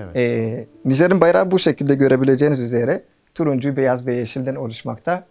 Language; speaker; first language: Turkish; non-native, fluent; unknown